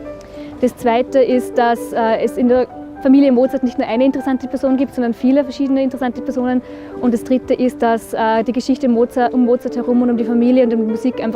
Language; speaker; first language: German; native; German